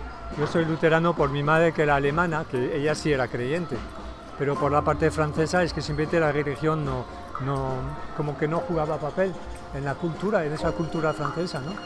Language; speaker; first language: Spanish; non-native, fluent; French